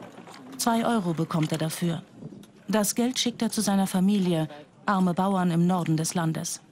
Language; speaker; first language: German; native; German